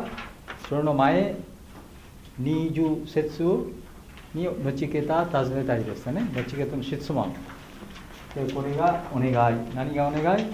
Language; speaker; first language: Japanese; non-native, learner; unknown